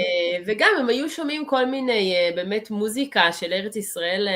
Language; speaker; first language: Hebrew; early bilingual, other home language; Russian